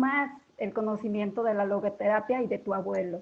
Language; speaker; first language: Spanish; native; Spanish